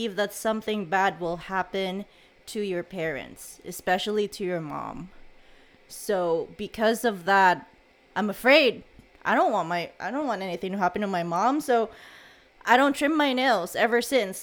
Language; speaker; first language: English; non-native, local second language; Cebuano